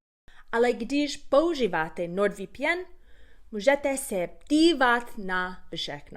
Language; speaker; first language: Czech; non-native, learner; English